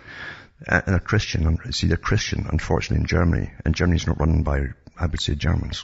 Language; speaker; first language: English; native; English